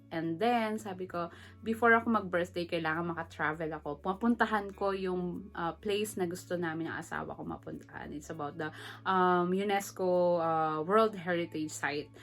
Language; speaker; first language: Filipino; native; Filipino